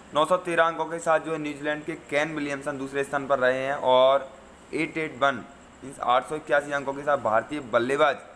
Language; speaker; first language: Hindi; native; Hindi